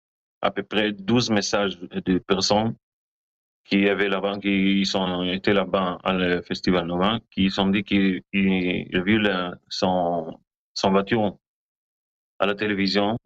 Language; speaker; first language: French; non-native, learner; Hebrew